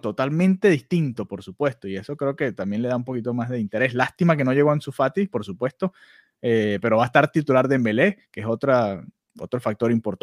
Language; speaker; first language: Spanish; native; Spanish